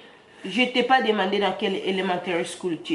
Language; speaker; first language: French; non-native, local second language; Lingala